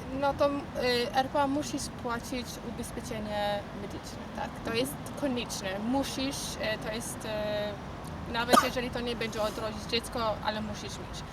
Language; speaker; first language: Polish; non-native, learner; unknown